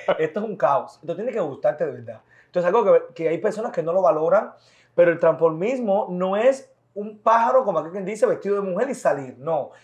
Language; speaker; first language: Spanish; native; Spanish